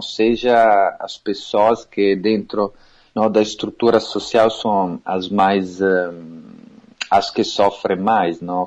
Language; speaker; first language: Portuguese; non-native, fluent; Italian